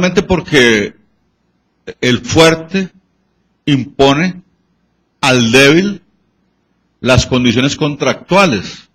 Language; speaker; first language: Spanish; native; Spanish